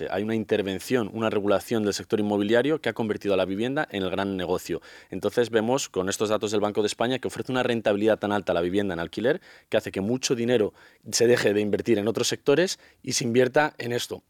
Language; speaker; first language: Spanish; native; Spanish